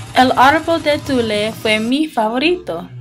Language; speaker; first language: Spanish; non-native, learner; English